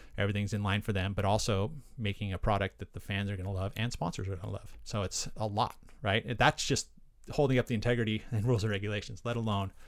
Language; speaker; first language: English; native; English